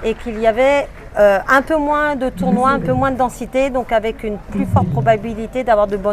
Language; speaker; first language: French; native; French